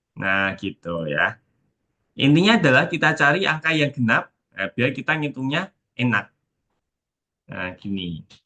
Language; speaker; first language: Indonesian; native; Indonesian